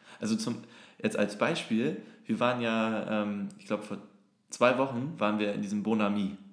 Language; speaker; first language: German; native; German